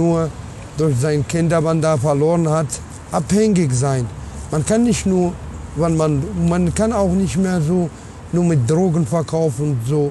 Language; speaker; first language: German; non-native, learner; Arabic